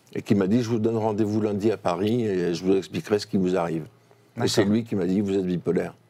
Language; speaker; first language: French; native; French